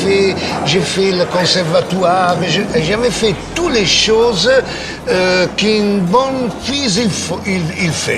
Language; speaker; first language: French; non-native, fluent; Italian